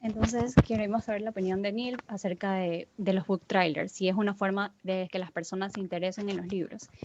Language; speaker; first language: Spanish; native; Spanish